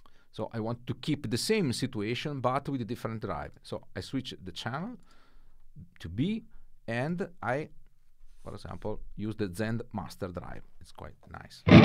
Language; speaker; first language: English; non-native, fluent; Italian